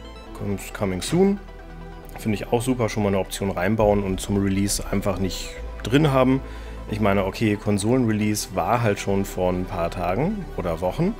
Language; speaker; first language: German; native; German